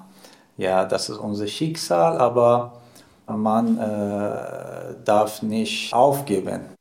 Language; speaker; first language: German; non-native, learner; Persian